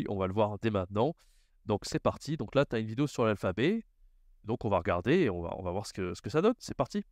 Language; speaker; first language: French; native; French